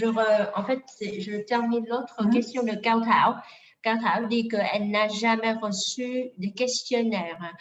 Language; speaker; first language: French; non-native, fluent; Vietnamese